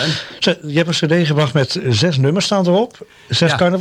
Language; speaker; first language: Dutch; native; Dutch